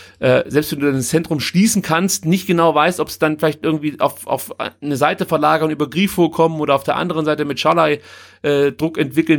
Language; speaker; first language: German; native; German